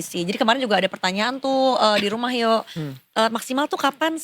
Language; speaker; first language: Indonesian; native; Indonesian